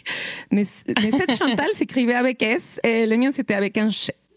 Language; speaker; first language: French; non-native, fluent; Spanish